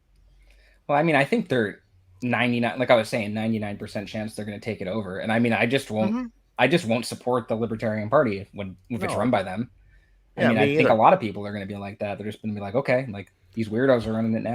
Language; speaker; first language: English; native; English